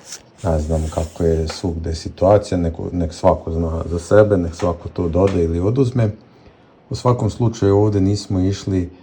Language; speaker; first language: Croatian; native; Croatian